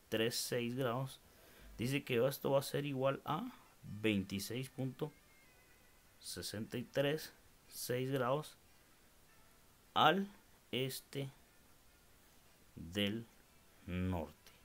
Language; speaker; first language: Spanish; native; Spanish